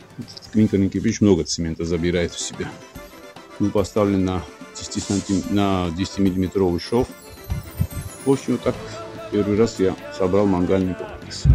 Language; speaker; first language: Russian; non-native, local second language; Georgian